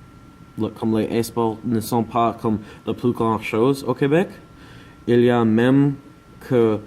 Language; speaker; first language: French; non-native, learner; English